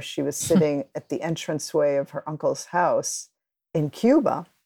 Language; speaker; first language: English; early bilingual, other home language; Spanish